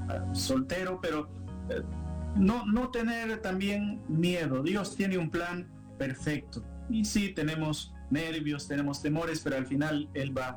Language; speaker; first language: Spanish; native; Spanish